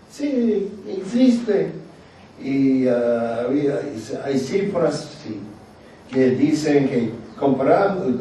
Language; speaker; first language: Spanish; non-native, fluent; English